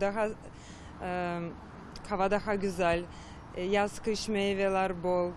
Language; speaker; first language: Turkish; non-native, learner; Russian